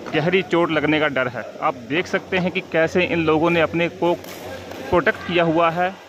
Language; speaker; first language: Hindi; native; Hindi